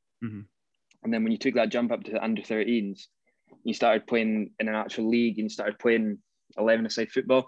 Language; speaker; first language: English; native; English